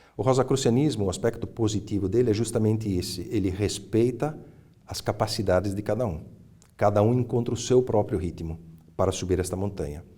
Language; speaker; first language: Portuguese; early bilingual, other home language; Italian